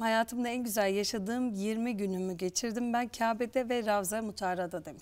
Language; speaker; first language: Turkish; native; Turkish